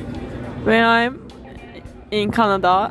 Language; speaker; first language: English; non-native, learner; Japanese